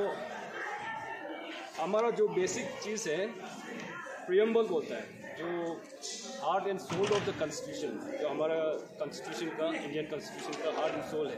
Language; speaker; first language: Hindi; non-native, local second language; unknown